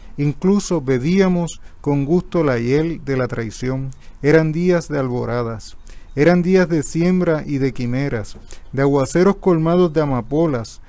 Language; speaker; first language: Spanish; native; Spanish